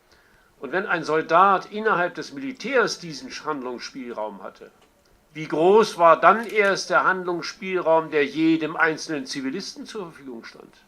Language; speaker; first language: German; native; German